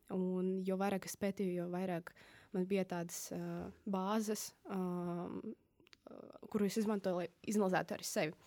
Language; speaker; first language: Latvian; non-native, local second language; Russian